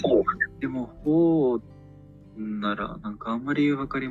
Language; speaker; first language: Japanese; non-native, learner; Ukrainian